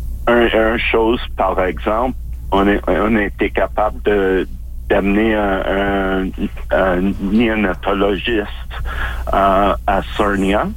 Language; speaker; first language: French; non-native, local second language; English